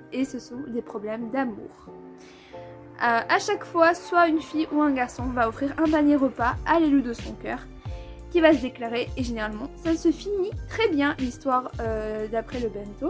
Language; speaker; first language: French; native; French